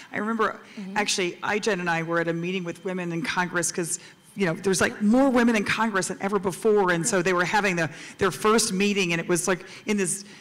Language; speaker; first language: English; native; English